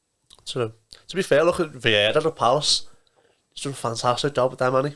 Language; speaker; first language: English; native; English